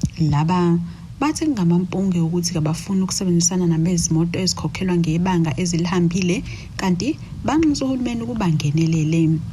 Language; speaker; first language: Zulu; native; Zulu